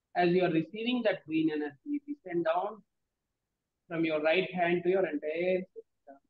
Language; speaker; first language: English; non-native, local second language; Telugu